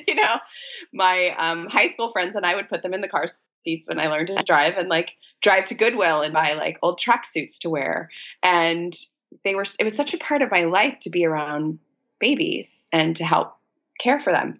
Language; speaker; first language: English; native; English